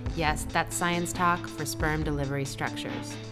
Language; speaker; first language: English; native; English